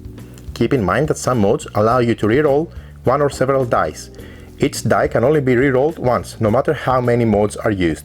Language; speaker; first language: English; non-native, fluent; Greek